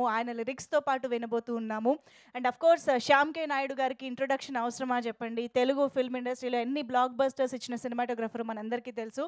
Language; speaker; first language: Telugu; native; Telugu